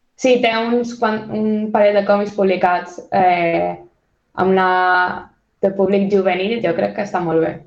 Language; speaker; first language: Catalan; non-native, local second language; Spanish